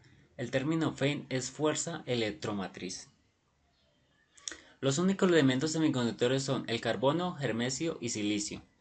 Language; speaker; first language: Spanish; native; Spanish